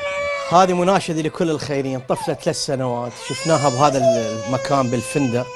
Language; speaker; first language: Arabic; native; Arabic